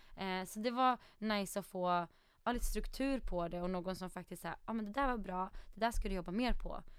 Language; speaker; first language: Swedish; early bilingual, other home language; Arabic